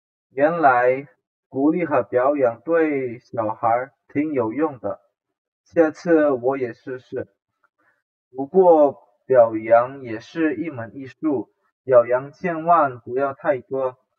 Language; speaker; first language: Chinese; non-native, fluent; Indonesian